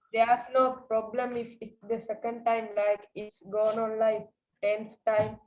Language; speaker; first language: English; non-native, learner; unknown